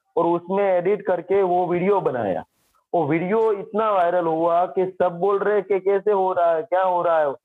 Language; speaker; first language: Hindi; non-native, local second language; Gujarati